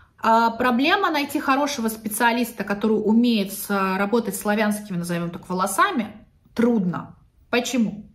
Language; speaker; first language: Russian; native; Russian